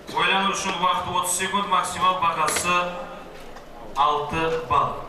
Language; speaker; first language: Uzbek; non-native, local second language; Kara-Kalpak